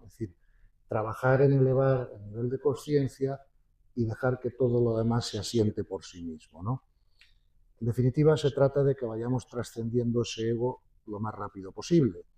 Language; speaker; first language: Spanish; native; Spanish